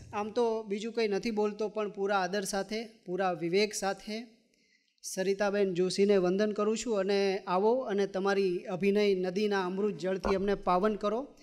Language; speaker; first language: Gujarati; native; Gujarati